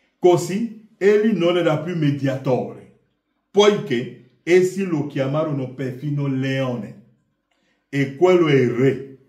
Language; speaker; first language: Italian; non-native, fluent; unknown